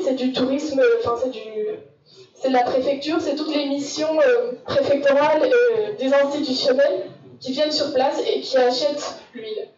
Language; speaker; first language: French; native; French